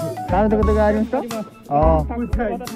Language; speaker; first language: Japanese; non-native, learner; Nepali